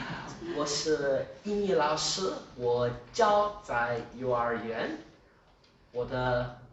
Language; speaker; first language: Chinese; non-native, learner; English